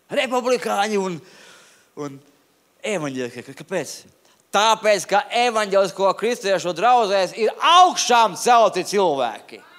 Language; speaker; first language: Latvian; non-native, local second language; Russian